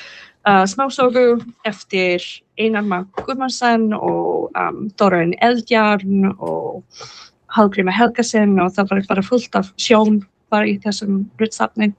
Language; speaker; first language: Icelandic; non-native, fluent; English